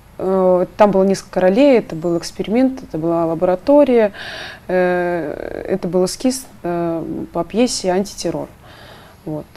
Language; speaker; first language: Russian; native; Russian